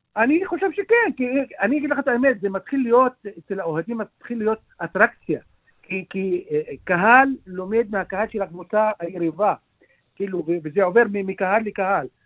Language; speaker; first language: Hebrew; non-native, local second language; Arabic